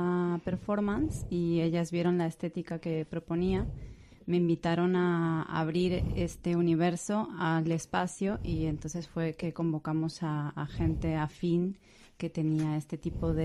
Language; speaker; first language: Spanish; native; Spanish